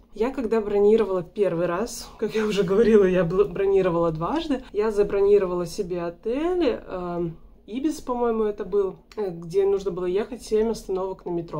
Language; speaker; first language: Russian; native; Russian